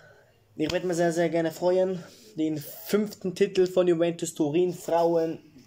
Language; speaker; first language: German; early bilingual, other home language; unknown